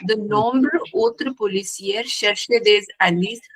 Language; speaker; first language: French; non-native, learner; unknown